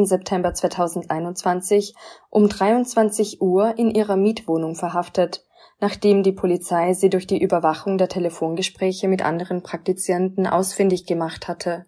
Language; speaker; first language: German; native; German